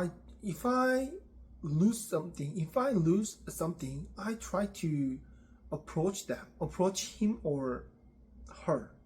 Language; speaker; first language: English; non-native, learner; Korean